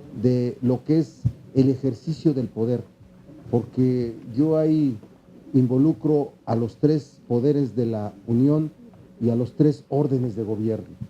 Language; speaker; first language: Spanish; native; Spanish